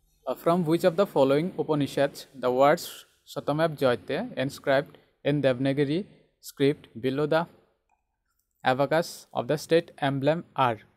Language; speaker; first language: English; non-native, local second language; Bangla